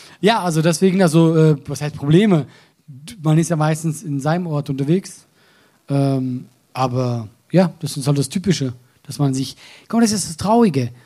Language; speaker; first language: German; native; German